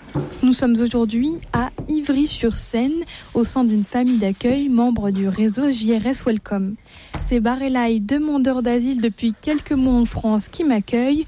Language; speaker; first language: French; native; French